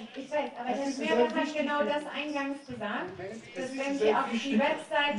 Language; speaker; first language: German; native; German